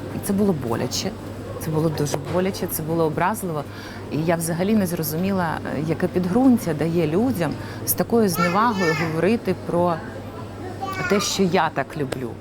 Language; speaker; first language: Ukrainian; non-native, local second language; Russian